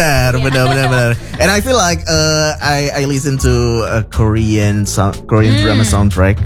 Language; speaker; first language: English; non-native, fluent; Indonesian